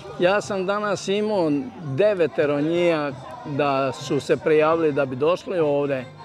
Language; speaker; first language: Serbian; native; Serbian